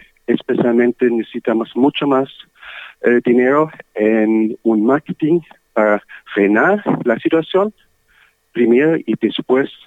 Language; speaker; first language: Spanish; non-native, learner; German